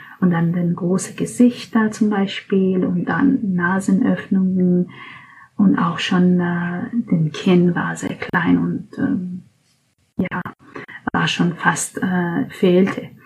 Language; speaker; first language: German; non-native, fluent; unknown